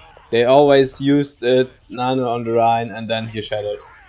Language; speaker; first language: English; non-native, learner; German